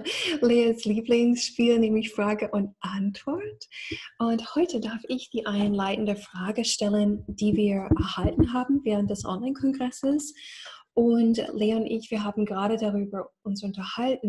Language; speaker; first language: German; non-native, fluent; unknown